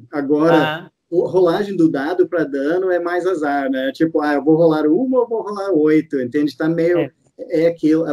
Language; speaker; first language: Portuguese; non-native, fluent; English